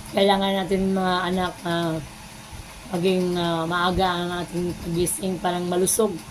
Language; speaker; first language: Filipino; non-native, local second language; Cebuano